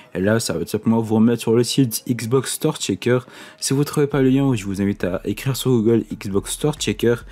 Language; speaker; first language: French; native; French